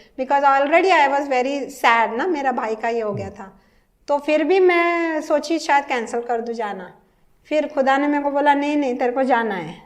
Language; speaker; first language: Hindi; early bilingual, heritage; Hindi